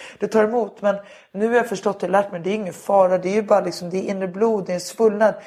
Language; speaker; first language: Swedish; native; Swedish